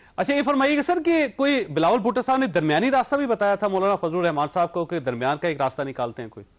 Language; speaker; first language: Urdu; non-native, local second language; Punjabi